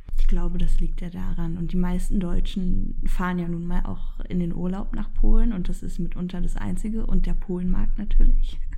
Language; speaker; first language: German; early bilingual, other home language; Polish